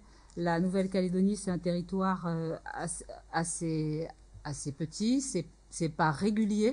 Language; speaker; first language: French; native; French